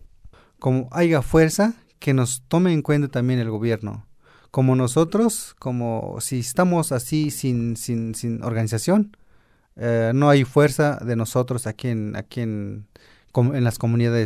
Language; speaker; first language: Spanish; non-native, local second language; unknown